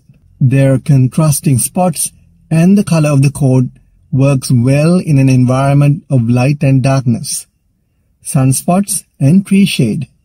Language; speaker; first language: English; non-native, local second language; Sinhala